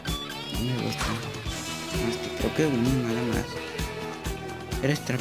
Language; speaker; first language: Spanish; early bilingual, other home language; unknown